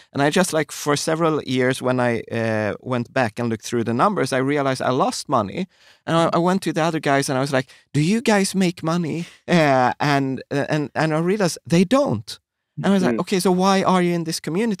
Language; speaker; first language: English; non-native, fluent; Swedish